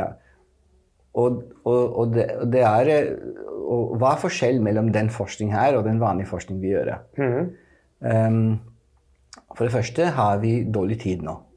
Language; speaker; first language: Norwegian; non-native, fluent; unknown